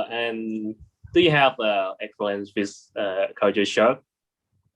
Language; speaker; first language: English; non-native, learner; Thai